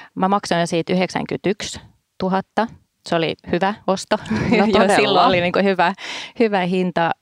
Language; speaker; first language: Finnish; early bilingual, heritage; Finnish